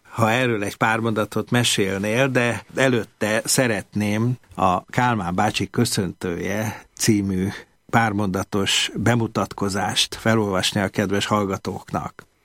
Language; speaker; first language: Hungarian; native; Hungarian